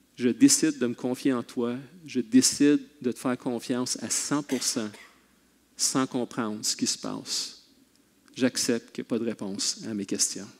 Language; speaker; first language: French; native; French